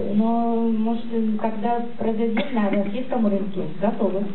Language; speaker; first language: Russian; non-native, fluent; Japanese